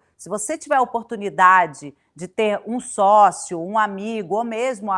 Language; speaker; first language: Portuguese; native; Portuguese